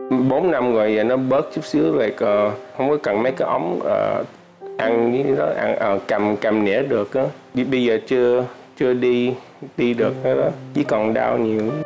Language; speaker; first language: Vietnamese; early bilingual, heritage; Vietnamese